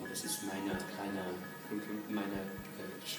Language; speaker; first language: German; non-native, fluent; French